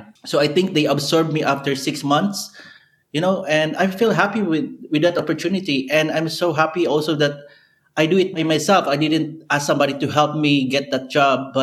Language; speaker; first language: English; non-native, local second language; Bikol